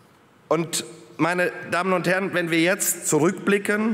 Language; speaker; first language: German; early bilingual, other home language; Polish